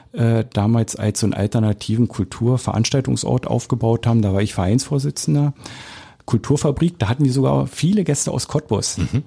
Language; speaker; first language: German; native; German